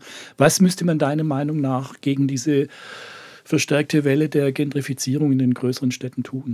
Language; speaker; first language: German; native; German